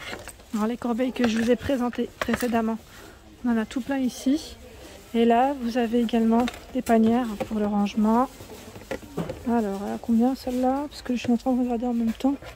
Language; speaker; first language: French; native; French